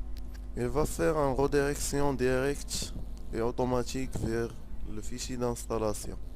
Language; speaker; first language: French; non-native, local second language; Arabic